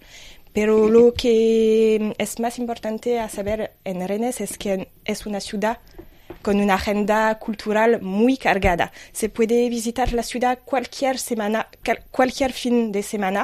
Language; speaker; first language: Spanish; non-native, fluent; French